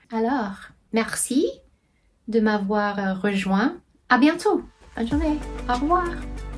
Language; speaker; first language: French; non-native, fluent; English